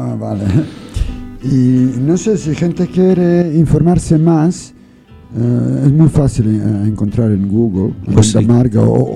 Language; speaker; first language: Spanish; non-native, learner; English